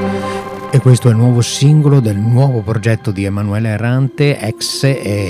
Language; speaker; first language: Italian; native; Italian